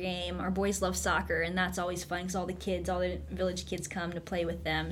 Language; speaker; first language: English; native; English